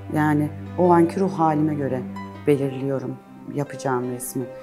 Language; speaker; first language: Turkish; native; Turkish